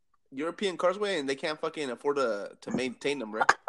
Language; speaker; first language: English; early bilingual, other home language; Spanish